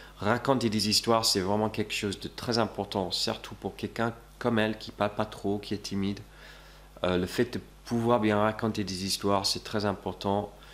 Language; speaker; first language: French; non-native, fluent; English